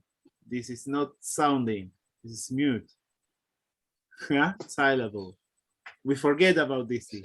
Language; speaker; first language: English; non-native, fluent; Spanish